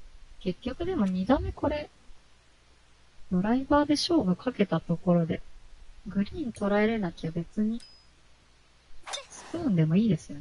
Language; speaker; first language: Japanese; native; Japanese